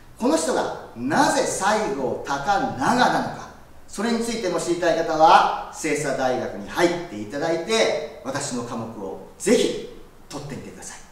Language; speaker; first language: Japanese; native; Japanese